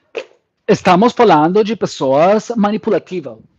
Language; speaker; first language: Portuguese; non-native, learner; English